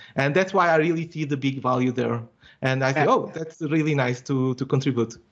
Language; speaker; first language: English; non-native, fluent; Portuguese